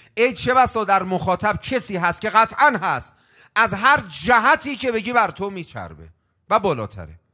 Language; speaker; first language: Persian; native; Persian